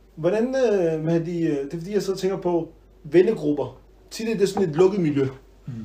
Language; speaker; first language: Danish; early bilingual, other home language; Arabic